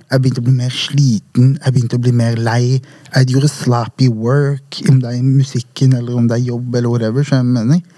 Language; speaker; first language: Norwegian; early bilingual, other home language; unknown